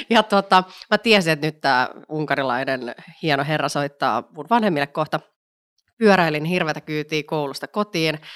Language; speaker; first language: Finnish; native; Finnish